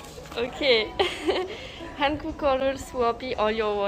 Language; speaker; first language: Korean; non-native, learner; French